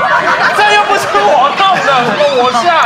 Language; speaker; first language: Chinese; native; Chinese